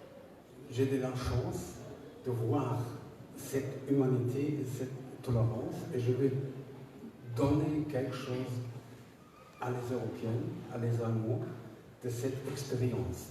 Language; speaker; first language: French; non-native, learner; German